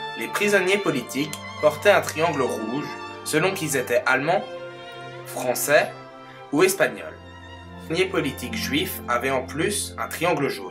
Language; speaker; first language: French; native; French